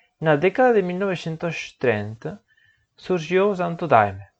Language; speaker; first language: Portuguese; non-native, learner; Spanish